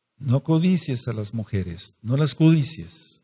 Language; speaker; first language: Spanish; native; Spanish